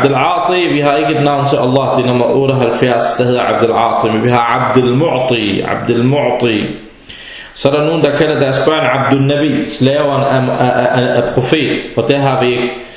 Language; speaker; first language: Danish; early bilingual, other home language; Arabic